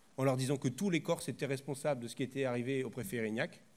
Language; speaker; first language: French; native; French